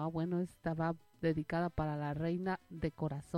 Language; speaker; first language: Spanish; native; Spanish